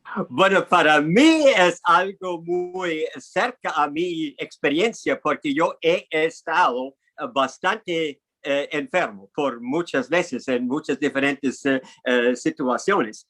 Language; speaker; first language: Spanish; non-native, fluent; English